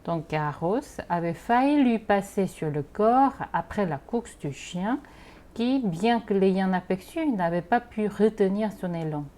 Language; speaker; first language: French; non-native, fluent; Korean